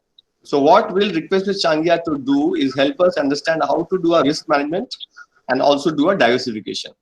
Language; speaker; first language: English; non-native, local second language; Bangla